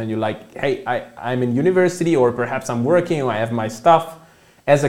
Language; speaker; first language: English; non-native, fluent; Italian